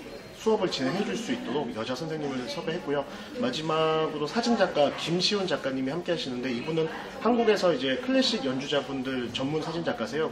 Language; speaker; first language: Korean; native; Korean